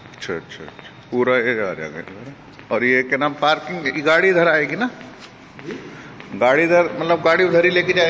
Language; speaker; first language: Hindi; native; Hindi